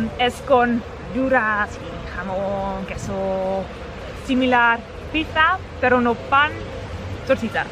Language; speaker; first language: Spanish; non-native, learner; Dutch